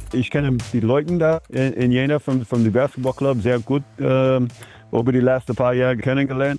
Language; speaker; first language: German; non-native, learner; English